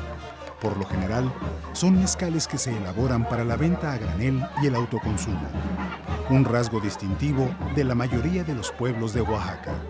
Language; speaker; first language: Spanish; native; Spanish